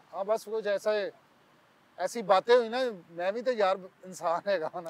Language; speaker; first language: Urdu; non-native, local second language; Punjabi